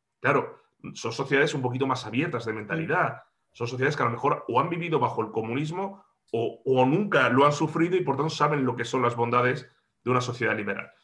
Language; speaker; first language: Spanish; native; Spanish